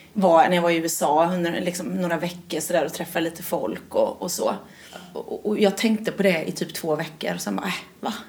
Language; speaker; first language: Swedish; native; Swedish